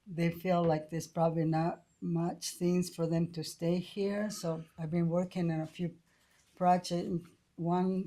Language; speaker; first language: English; non-native, fluent; Spanish